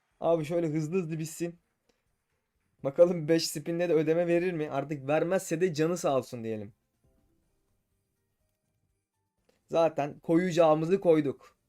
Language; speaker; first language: Turkish; native; Turkish